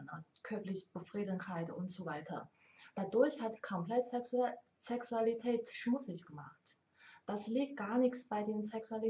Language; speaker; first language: German; non-native, learner; Chinese